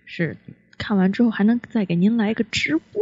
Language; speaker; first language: Chinese; native; Chinese